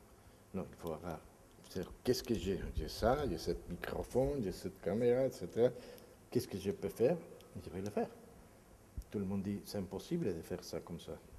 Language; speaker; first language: French; non-native, fluent; Spanish